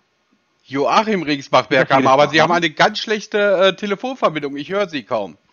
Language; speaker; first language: German; native; German